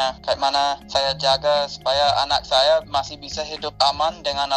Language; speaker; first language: Indonesian; non-native, fluent; English